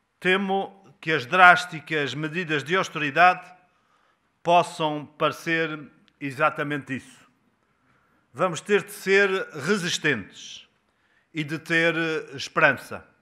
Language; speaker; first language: Portuguese; native; Portuguese